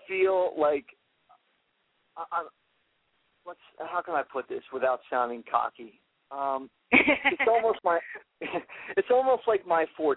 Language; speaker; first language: English; native; English